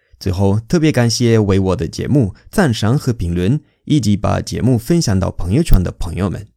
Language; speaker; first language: Chinese; non-native, fluent; Spanish